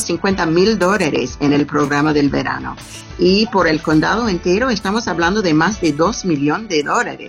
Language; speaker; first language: Spanish; non-native, fluent; English